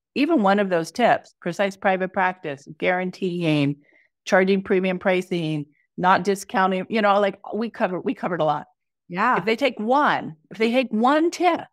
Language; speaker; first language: English; native; English